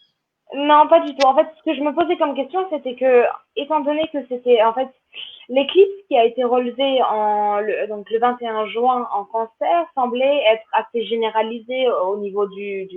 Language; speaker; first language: French; native; French